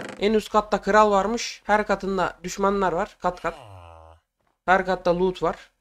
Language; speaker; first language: Turkish; native; Turkish